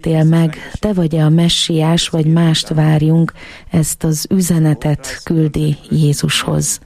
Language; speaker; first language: Hungarian; native; Hungarian